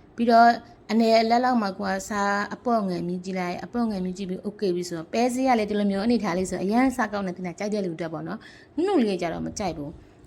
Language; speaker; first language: Burmese; native; Burmese